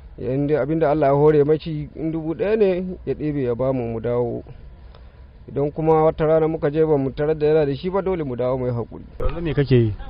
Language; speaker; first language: Hausa; non-native, local second language; Fula